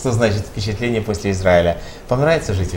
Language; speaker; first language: Russian; native; Russian